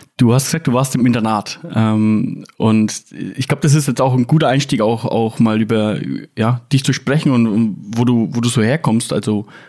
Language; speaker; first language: German; native; German